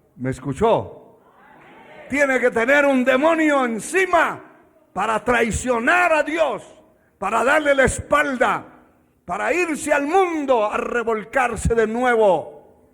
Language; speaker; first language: Spanish; native; Spanish